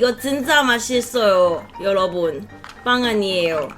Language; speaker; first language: Korean; non-native, learner; Cantonese